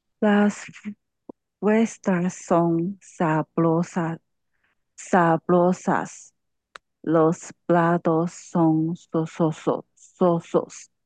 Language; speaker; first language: Spanish; non-native, learner; Chinese